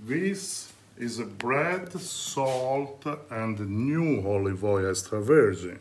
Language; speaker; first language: English; non-native, learner; Italian